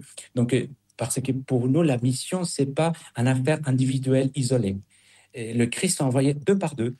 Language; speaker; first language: French; non-native, fluent; Spanish